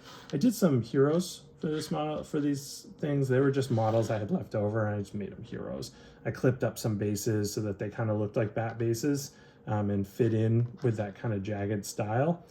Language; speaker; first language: English; native; English